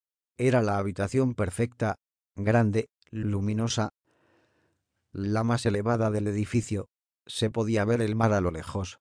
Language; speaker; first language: Spanish; native; Spanish